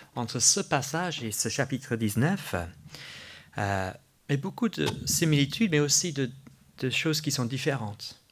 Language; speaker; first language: French; non-native, fluent; English